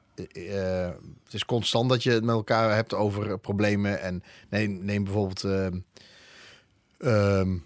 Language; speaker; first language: Dutch; native; Dutch